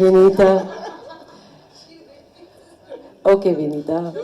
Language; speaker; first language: Tamil; non-native, fluent; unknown